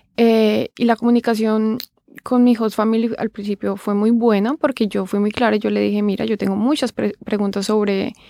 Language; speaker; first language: Spanish; native; Spanish